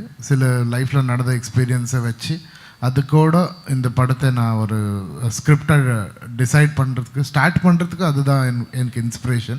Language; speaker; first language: Tamil; non-native, local second language; Kannada